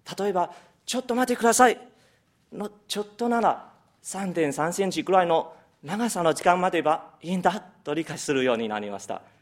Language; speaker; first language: Japanese; non-native, fluent; Chinese